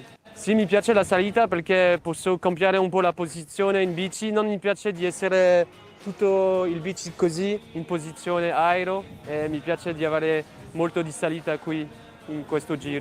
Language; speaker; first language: Italian; non-native, learner; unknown